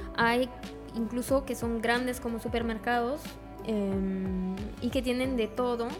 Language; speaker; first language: Spanish; non-native, fluent; French